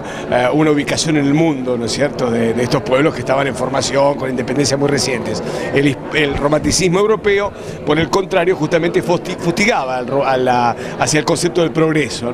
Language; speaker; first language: Spanish; native; Spanish